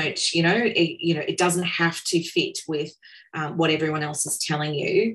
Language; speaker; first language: English; native; English